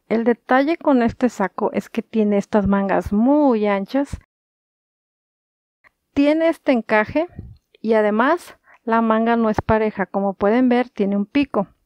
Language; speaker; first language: Spanish; native; Spanish